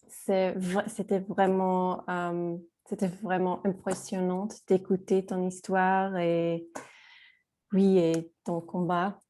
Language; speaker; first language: French; non-native, fluent; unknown